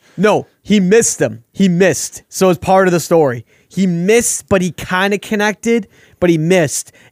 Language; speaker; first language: English; native; English